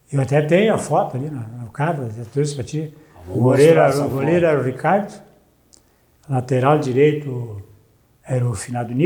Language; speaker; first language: Portuguese; native; Portuguese